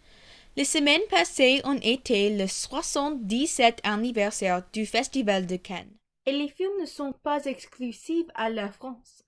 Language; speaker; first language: French; non-native, learner; English